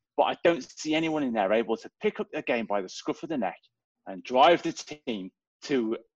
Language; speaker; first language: English; native; English